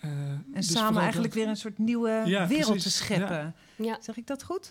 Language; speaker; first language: Dutch; native; Dutch